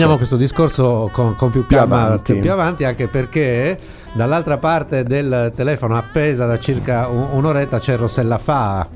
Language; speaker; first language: Italian; native; Italian